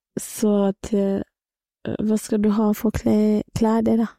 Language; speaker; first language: Swedish; non-native, fluent; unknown